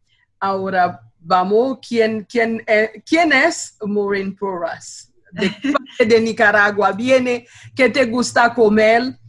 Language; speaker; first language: Spanish; non-native, fluent; Haitian Creole